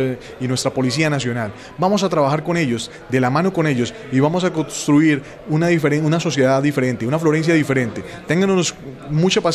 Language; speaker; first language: Spanish; native; Spanish